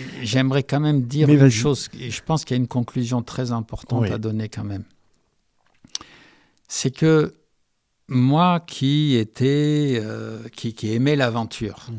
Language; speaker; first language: French; early bilingual, heritage; French